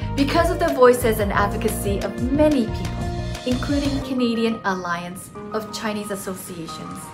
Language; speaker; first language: English; non-native, fluent; Chinese